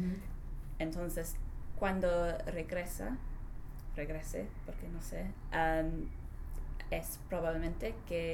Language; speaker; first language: Spanish; non-native, learner; English